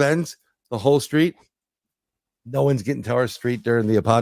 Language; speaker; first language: English; native; English